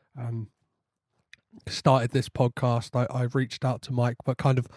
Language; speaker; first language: English; native; English